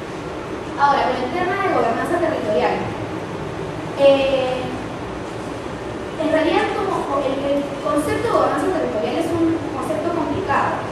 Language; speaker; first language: Spanish; native; Spanish